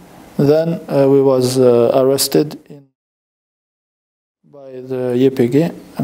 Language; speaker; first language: English; non-native, learner; French